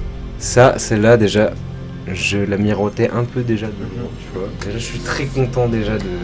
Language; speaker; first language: French; native; French